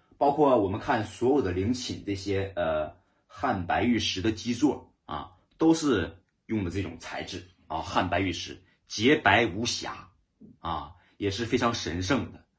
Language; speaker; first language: Chinese; native; Chinese